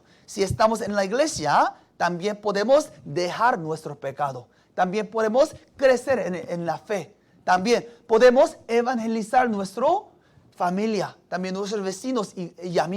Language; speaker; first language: Spanish; non-native, fluent; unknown